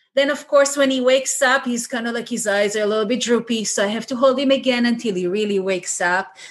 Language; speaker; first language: English; non-native, fluent; Hebrew